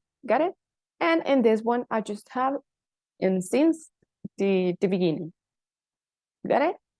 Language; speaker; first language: English; non-native, fluent; Spanish